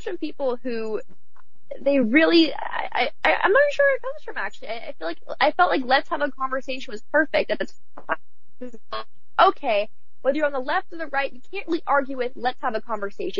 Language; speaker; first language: English; native; English